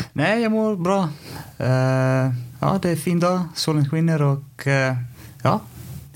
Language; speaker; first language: Swedish; non-native, fluent; Icelandic